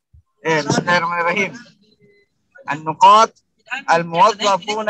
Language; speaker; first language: Arabic; non-native, learner; Indonesian